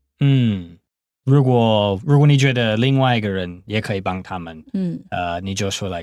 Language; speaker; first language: Chinese; non-native, fluent; English